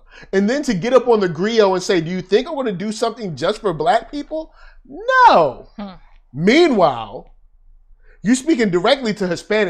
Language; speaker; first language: English; native; English